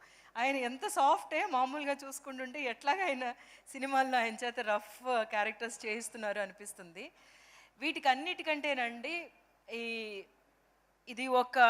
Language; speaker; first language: Telugu; native; Telugu